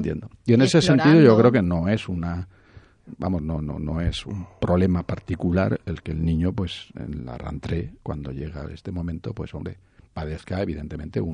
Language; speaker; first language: Spanish; native; Spanish